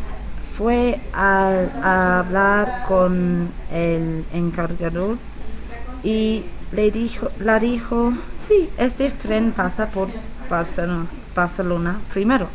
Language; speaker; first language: Spanish; non-native, learner; English